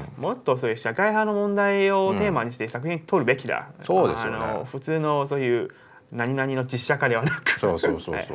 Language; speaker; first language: Japanese; non-native, fluent; Chinese